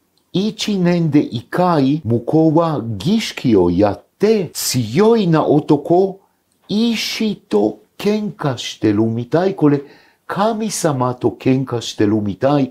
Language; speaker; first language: Japanese; non-native, fluent; Hebrew